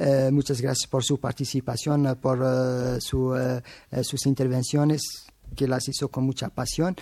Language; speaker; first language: Spanish; non-native, fluent; Arabic